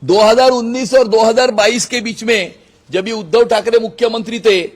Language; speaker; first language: Hindi; non-native, local second language; Marathi